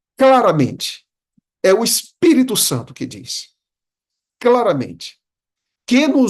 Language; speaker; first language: Portuguese; native; Portuguese